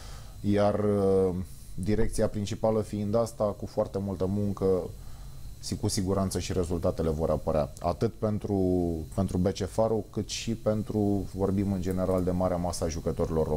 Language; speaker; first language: Romanian; native; Romanian